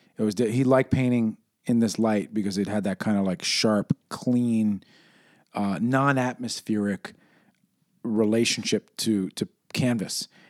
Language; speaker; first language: English; native; English